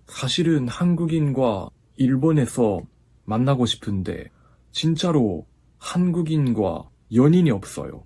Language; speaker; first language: Korean; non-native, fluent; Japanese